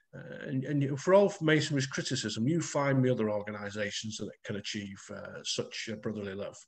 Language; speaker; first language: English; native; English